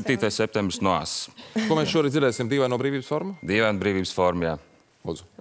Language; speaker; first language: Latvian; native; Latvian